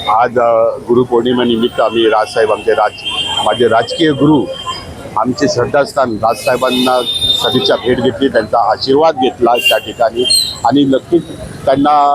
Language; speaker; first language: Marathi; native; Marathi